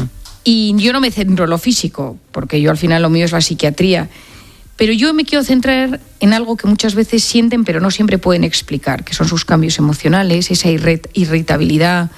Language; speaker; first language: Spanish; native; Spanish